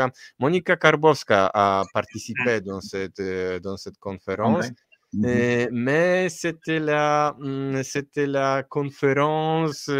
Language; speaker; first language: French; non-native, fluent; Polish